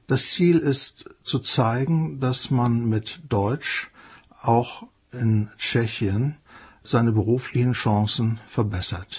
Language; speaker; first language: German; native; German